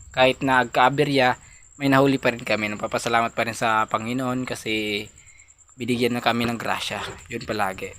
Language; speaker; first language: Filipino; native; Filipino